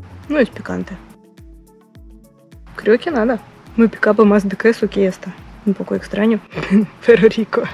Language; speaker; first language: Spanish; non-native, learner; Russian